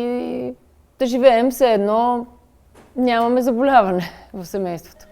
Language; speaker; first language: Bulgarian; native; Bulgarian